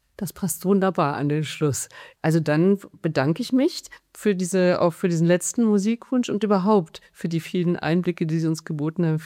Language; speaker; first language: German; native; German